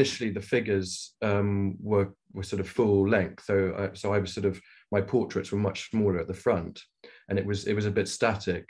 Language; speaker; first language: English; native; English